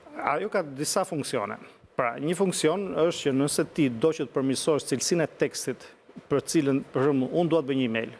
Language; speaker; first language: Albanian; native; Albanian